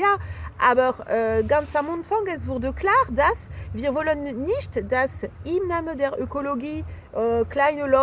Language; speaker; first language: German; non-native, fluent; French